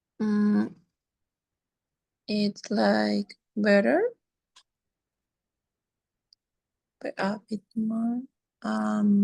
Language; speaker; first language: English; non-native, learner; Spanish